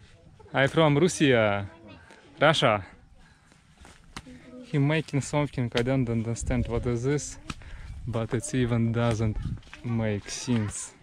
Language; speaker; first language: English; non-native, learner; Russian